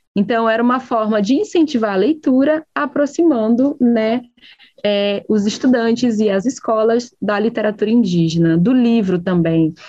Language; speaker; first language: Portuguese; native; Portuguese